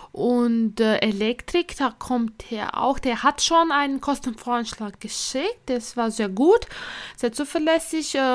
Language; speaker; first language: German; non-native, fluent; Latvian